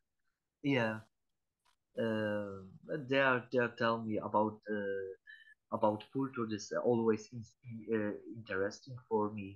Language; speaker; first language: English; non-native, learner; Polish